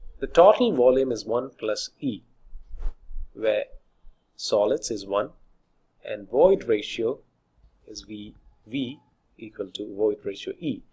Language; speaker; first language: English; non-native, local second language; Malayalam